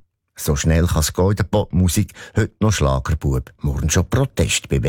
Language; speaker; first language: German; native; German